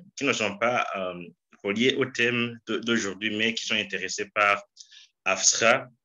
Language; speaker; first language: French; non-native, local second language; Rundi